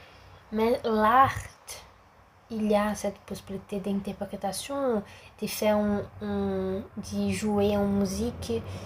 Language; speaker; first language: French; non-native, learner; Portuguese